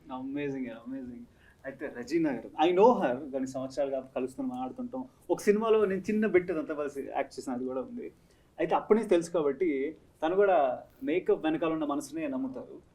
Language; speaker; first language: Telugu; native; Telugu